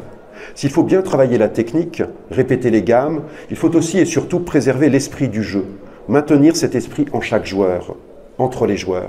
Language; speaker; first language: French; native; French